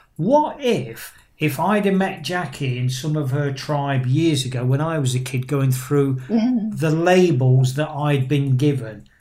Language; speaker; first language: English; native; English